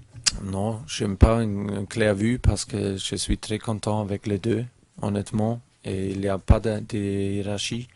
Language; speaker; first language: French; non-native, learner; German